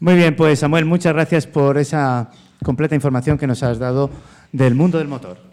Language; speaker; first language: Spanish; native; Spanish